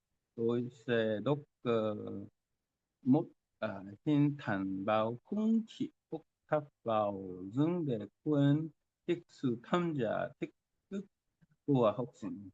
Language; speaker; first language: Vietnamese; non-native, learner; Korean